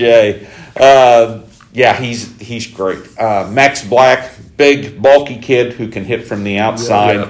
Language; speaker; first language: English; native; English